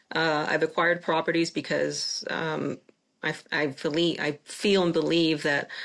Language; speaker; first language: English; non-native, fluent; Spanish